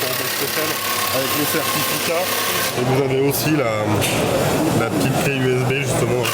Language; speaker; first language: French; native; French